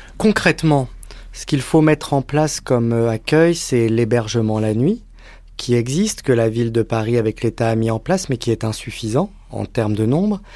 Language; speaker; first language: French; native; French